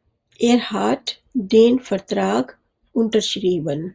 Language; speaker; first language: German; non-native, fluent; Urdu